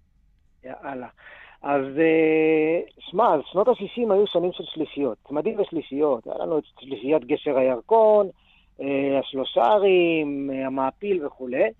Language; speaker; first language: Hebrew; native; Hebrew